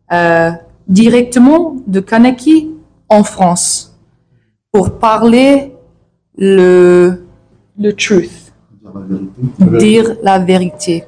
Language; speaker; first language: French; non-native, learner; English